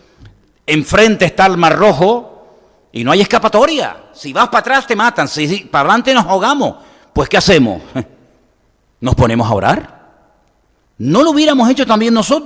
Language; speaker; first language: Spanish; native; Spanish